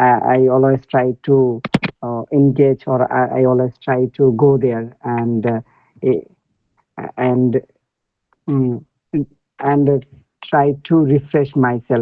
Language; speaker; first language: English; non-native, learner; Bangla